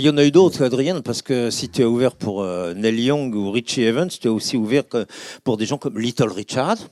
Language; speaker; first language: French; native; French